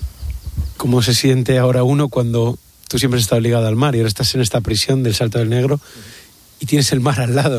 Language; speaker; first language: Spanish; non-native, learner; Fula